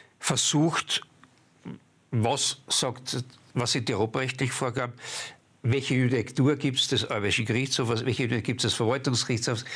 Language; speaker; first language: German; native; German